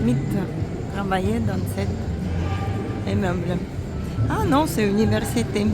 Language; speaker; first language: French; non-native, learner; Russian